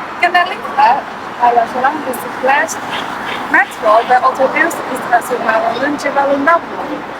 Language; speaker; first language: Turkish; non-native, fluent; Chinese